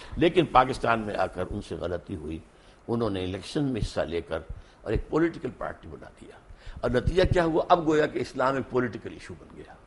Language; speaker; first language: Urdu; native; Urdu